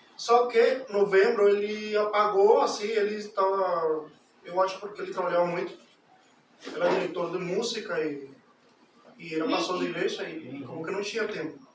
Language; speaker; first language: Portuguese; non-native, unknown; Spanish